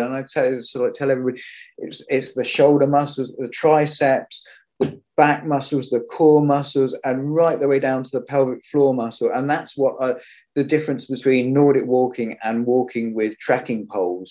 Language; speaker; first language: English; native; English